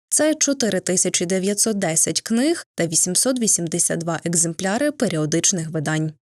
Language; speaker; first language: Ukrainian; native; Ukrainian